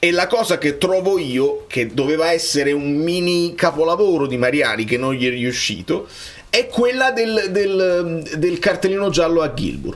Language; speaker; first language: Italian; native; Italian